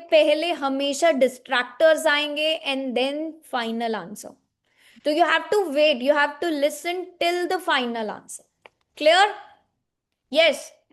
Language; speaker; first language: Hindi; native; Hindi